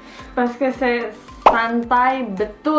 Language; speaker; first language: French; non-native, learner; Indonesian